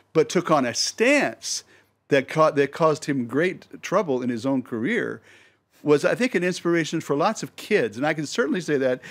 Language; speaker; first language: English; native; English